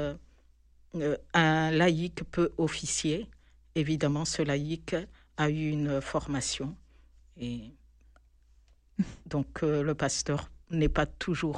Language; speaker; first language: French; non-native, local second language; Malagasy